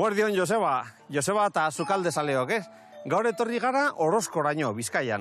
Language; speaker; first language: Basque; native; Basque